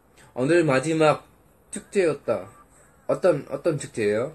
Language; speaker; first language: Korean; non-native, fluent; Indonesian